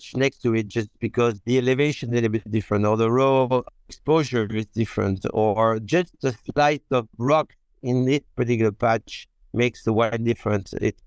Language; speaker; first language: English; non-native, fluent; French